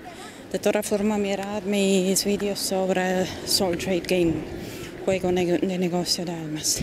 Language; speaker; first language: Spanish; non-native, fluent; German